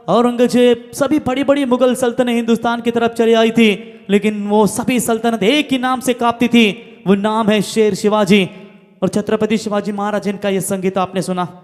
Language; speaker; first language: Hindi; non-native, local second language; Marathi